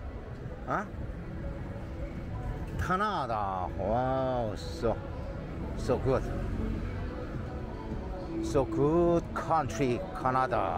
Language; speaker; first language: English; non-native, learner; Korean